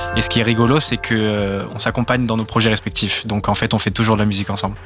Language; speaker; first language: French; early bilingual, other home language; Serbian